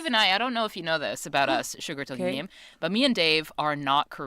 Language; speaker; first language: English; native; English